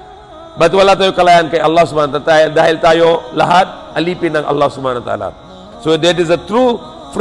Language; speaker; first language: Filipino; non-native, fluent; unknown